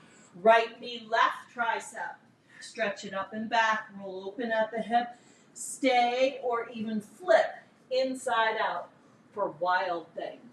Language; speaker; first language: English; native; English